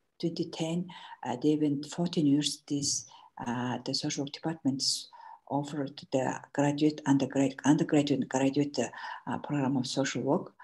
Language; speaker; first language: English; non-native, learner; Mongolian